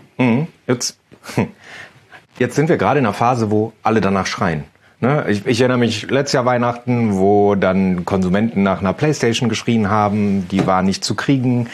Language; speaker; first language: German; native; German